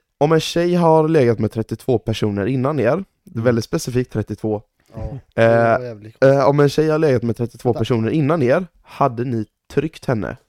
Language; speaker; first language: Swedish; native; Swedish